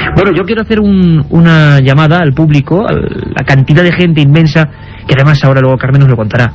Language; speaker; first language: Spanish; native; Spanish